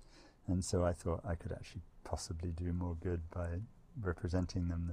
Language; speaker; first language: English; native; English